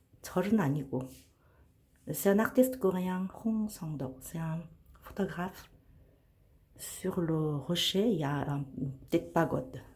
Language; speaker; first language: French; non-native, fluent; Korean